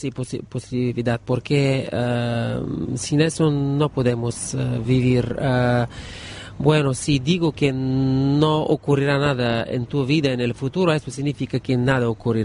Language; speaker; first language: Spanish; non-native, learner; Bulgarian